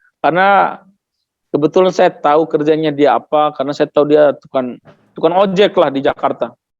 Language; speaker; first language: Indonesian; non-native, local second language; Tetum